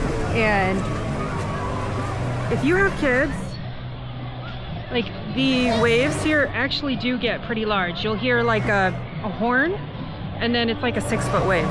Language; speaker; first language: English; native; English